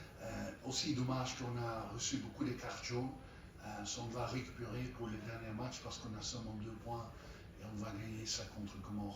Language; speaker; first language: French; non-native, fluent; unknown